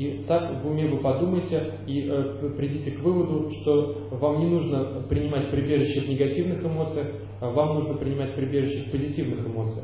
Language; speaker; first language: Russian; native; Russian